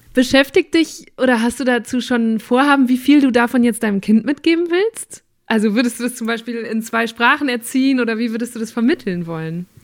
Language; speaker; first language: German; native; German